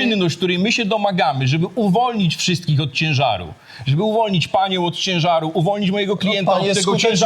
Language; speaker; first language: Polish; native; Polish